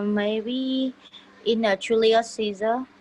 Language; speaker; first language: English; non-native, learner; Vietnamese